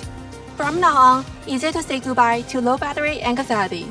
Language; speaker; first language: English; non-native, fluent; Chinese